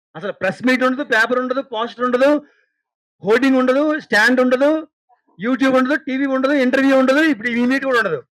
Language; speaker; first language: Telugu; native; Telugu